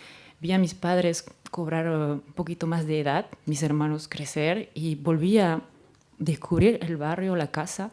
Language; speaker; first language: Spanish; native; Spanish